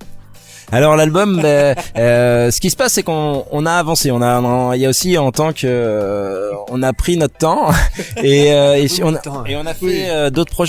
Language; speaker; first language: French; native; French